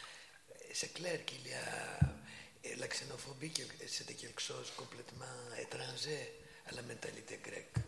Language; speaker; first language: French; non-native, fluent; Greek